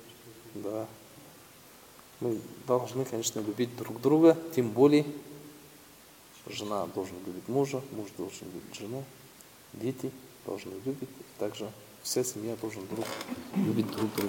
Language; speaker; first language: Russian; non-native, local second language; Tatar